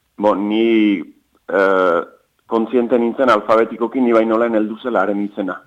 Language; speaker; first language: Basque; native; Basque